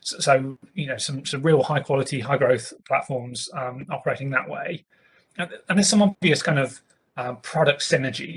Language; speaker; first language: English; native; English